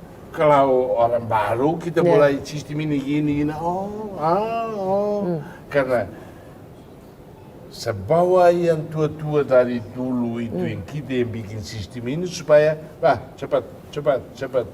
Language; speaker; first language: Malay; non-native, fluent; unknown